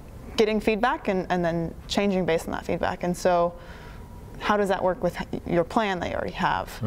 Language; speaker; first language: English; native; English